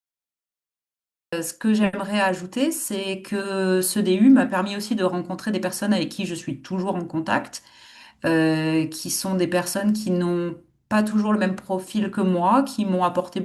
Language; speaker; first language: French; native; French